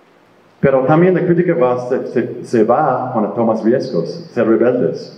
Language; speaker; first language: Spanish; non-native, fluent; English